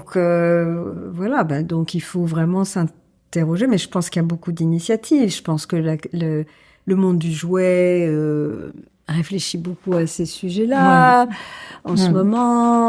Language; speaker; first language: French; native; French